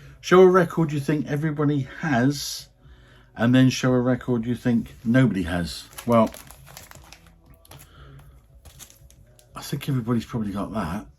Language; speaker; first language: English; native; English